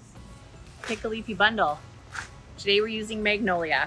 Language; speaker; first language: English; native; English